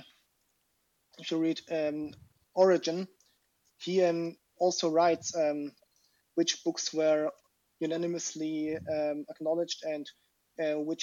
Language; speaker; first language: English; non-native, fluent; German